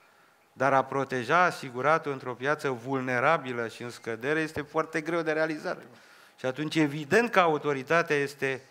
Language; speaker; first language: Romanian; native; Romanian